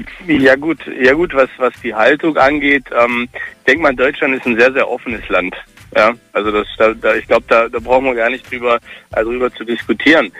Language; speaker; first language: German; early bilingual, other home language; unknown